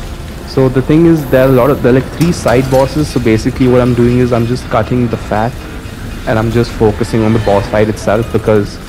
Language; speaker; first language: English; native; English